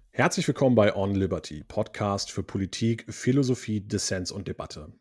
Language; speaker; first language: German; early bilingual, other home language; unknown